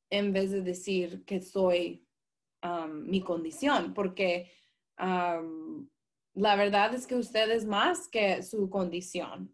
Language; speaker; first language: Spanish; early bilingual, heritage; Spanish